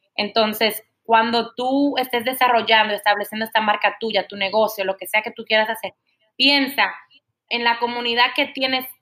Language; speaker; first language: Spanish; native; Spanish